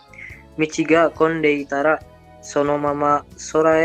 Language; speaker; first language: Japanese; non-native, learner; Indonesian